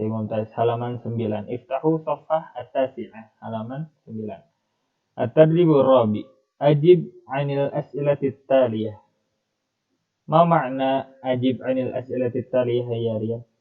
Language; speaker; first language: Arabic; non-native, fluent; Indonesian